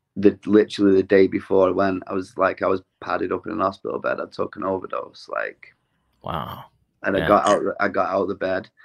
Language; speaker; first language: English; native; English